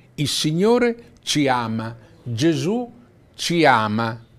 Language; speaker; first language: Italian; native; Italian